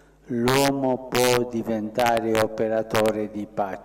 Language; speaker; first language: Italian; non-native, fluent; Spanish